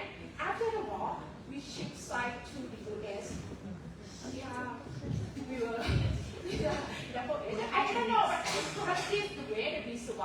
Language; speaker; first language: English; non-native, fluent; Thai